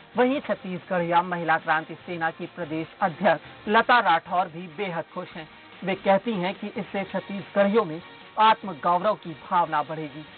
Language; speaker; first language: Hindi; native; Hindi